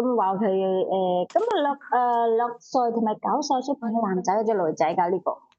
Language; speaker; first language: Cantonese; native; Cantonese